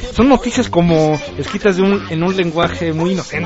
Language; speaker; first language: Spanish; native; Spanish